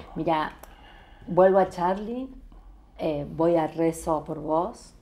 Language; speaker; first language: Spanish; native; Spanish